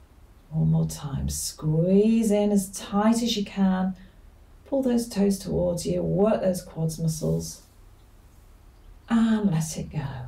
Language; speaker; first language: English; native; English